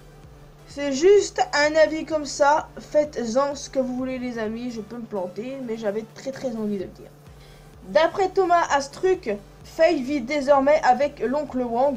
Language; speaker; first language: French; native; French